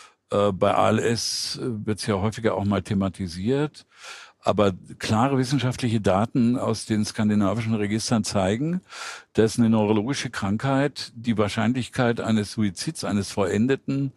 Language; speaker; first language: German; native; German